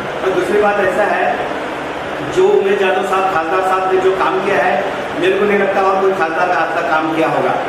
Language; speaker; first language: Hindi; non-native, local second language; Lambadi